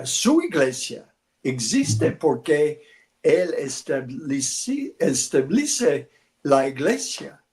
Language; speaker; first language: Spanish; non-native, learner; English